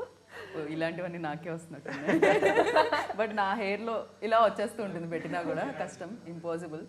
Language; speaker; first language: Telugu; native; Telugu